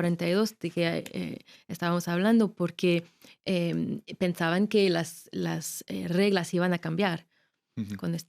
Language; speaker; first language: Spanish; non-native, fluent; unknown